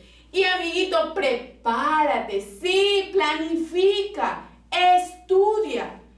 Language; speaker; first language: Spanish; native; Spanish